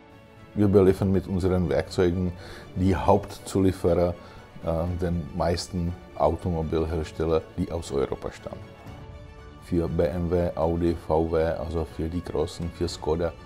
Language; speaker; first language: German; non-native, fluent; Czech